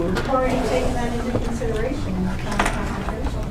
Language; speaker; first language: English; native; English